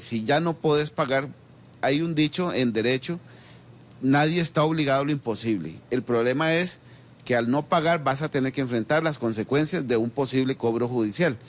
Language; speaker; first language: Spanish; native; Spanish